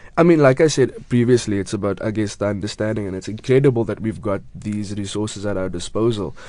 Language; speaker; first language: English; native; English